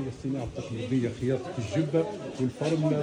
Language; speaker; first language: Arabic; native; Arabic